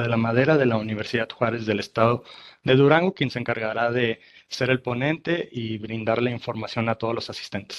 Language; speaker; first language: Spanish; native; Spanish